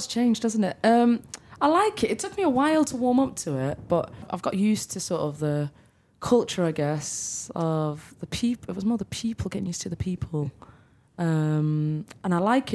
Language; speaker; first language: English; native; English